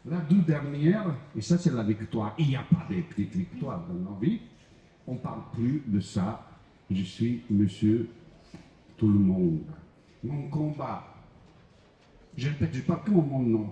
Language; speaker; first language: French; non-native, fluent; Croatian